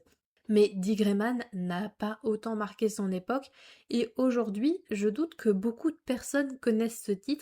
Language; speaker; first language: French; native; French